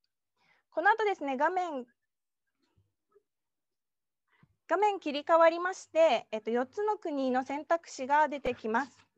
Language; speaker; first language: Japanese; native; Japanese